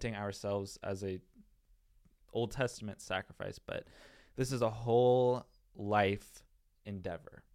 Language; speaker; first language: English; native; English